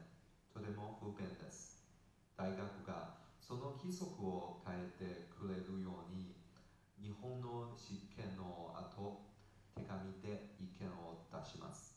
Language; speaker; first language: Japanese; non-native, learner; Chinese